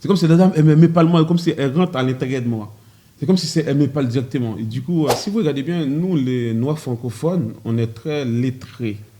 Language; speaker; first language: French; early bilingual, other home language; Haitian Creole